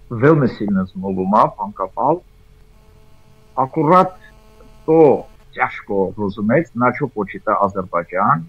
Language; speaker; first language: Czech; non-native, fluent; Armenian